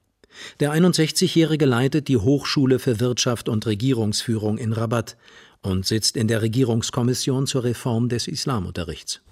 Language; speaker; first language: German; native; German